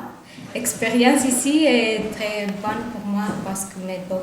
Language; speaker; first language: French; non-native, learner; Portuguese